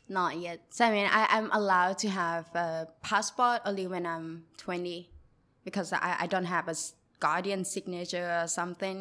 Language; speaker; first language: English; non-native, learner; Thai